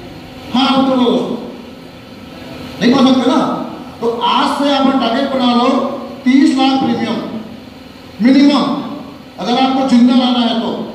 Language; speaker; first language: Hindi; native; Hindi